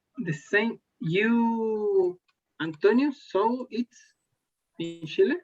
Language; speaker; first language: English; non-native, learner; Spanish